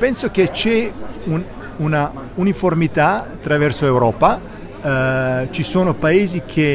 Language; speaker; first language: Italian; non-native, learner; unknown